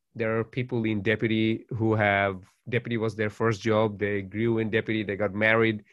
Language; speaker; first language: English; non-native, local second language; Bangla